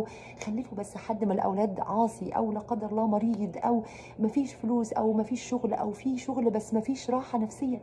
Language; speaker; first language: Arabic; native; Arabic